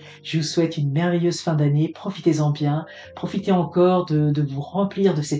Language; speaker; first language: French; native; French